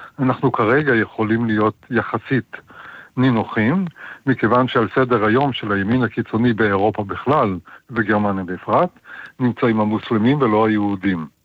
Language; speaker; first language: Hebrew; native; Hebrew